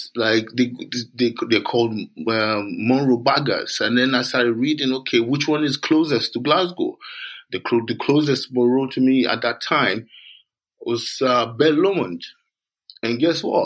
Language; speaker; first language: English; non-native, local second language; Yoruba